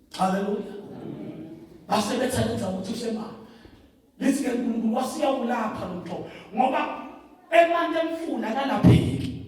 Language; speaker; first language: Zulu; non-native, local second language; Swati